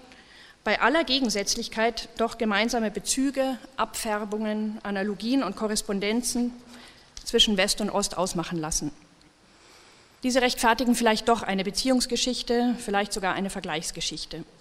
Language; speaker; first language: German; native; German